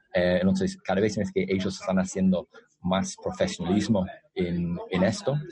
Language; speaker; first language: Spanish; non-native, fluent; English